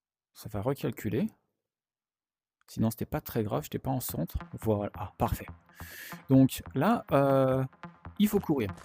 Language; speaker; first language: French; native; French